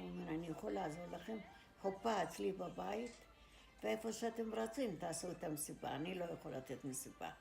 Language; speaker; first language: Hebrew; non-native, fluent; Arabic